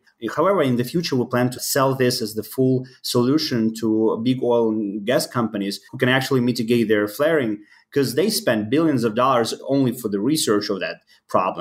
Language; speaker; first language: English; non-native, fluent; Ukrainian